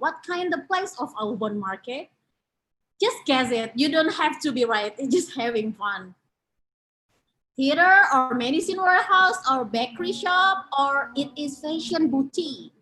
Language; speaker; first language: English; non-native, fluent; Indonesian